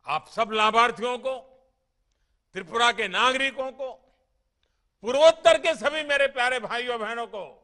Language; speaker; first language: Hindi; non-native, local second language; Gujarati